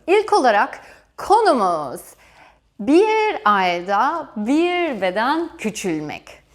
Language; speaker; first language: Turkish; non-native, fluent; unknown